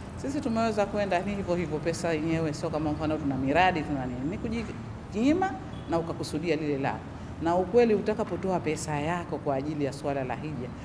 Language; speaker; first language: Swahili; native; Swahili